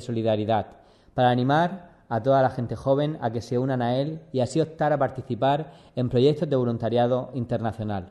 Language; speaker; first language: Spanish; native; Spanish